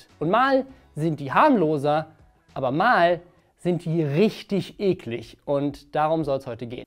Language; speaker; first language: German; native; German